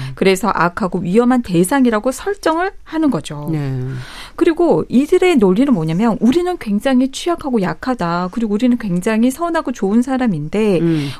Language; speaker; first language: Korean; native; Korean